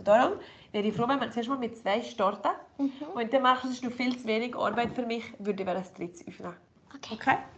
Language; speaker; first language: German; native; German